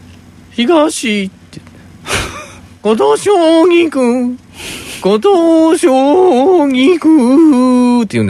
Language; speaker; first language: Japanese; native; Japanese